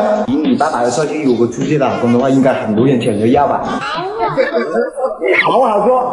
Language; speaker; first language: Chinese; native; Chinese